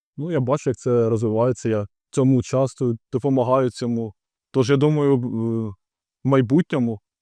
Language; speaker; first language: Ukrainian; non-native, local second language; Russian